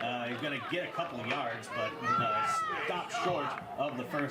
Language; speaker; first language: English; native; English